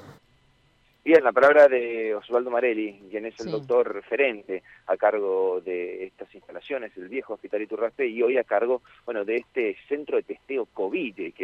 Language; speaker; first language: Spanish; native; Spanish